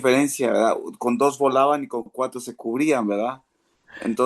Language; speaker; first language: Spanish; native; Spanish